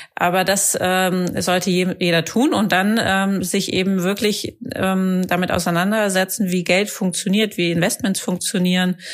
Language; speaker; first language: German; native; German